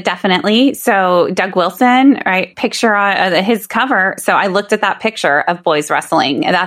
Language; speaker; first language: English; native; English